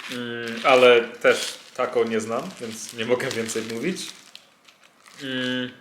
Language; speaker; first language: Polish; non-native, fluent; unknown